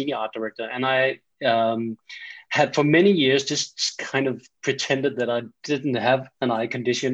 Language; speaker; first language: English; non-native, fluent; Danish